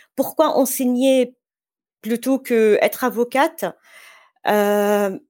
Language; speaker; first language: French; non-native, fluent; Arabic